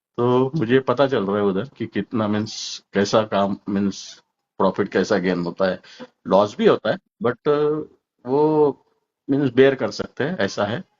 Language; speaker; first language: Hindi; non-native, local second language; Marathi